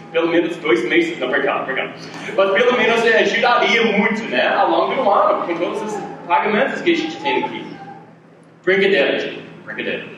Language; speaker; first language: Portuguese; non-native, fluent; English